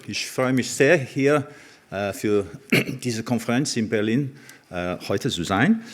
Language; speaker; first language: German; non-native, learner; Welsh